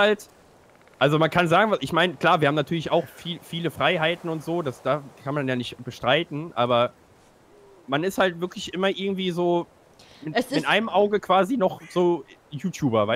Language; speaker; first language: German; native; German